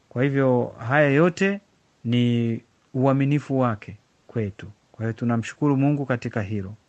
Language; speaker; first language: Swahili; non-native, local second language; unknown